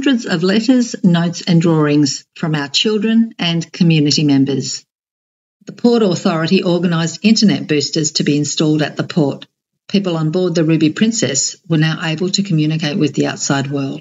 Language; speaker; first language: English; native; English